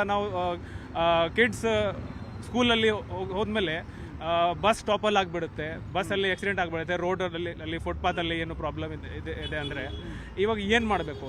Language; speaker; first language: Kannada; non-native, fluent; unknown